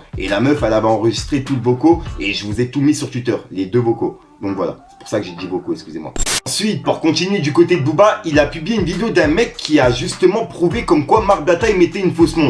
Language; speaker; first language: French; native; French